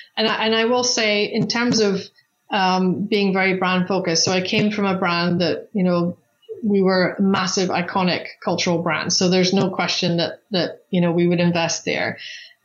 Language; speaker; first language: English; native; English